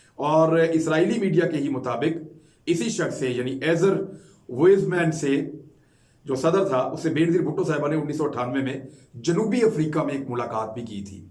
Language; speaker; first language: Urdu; native; Urdu